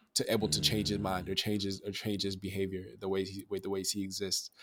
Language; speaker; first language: English; native; English